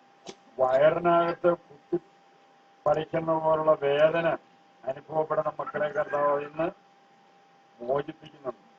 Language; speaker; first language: Malayalam; native; Malayalam